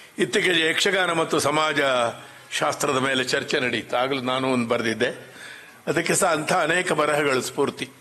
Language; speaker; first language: Kannada; non-native, local second language; Marathi